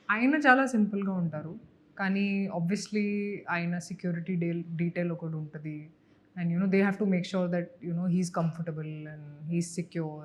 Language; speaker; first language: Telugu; non-native, local second language; Hindi